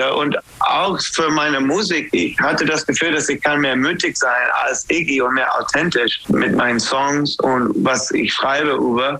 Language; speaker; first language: German; non-native, fluent; English